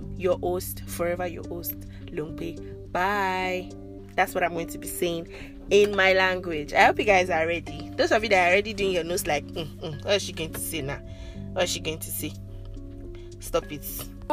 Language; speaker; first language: English; non-native, local second language; Yoruba